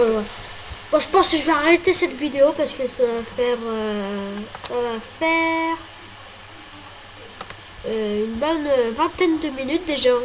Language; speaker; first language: French; native; French